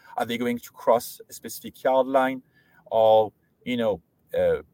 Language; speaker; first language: English; non-native, fluent; French